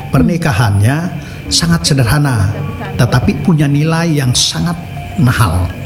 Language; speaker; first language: Indonesian; non-native, local second language; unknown